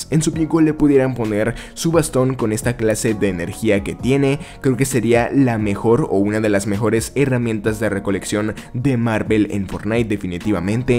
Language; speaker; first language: Spanish; native; Spanish